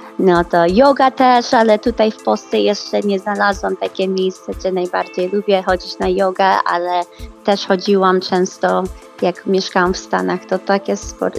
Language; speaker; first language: Polish; early bilingual, heritage; Polish